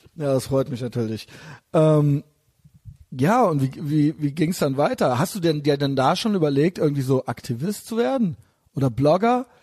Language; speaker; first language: German; native; German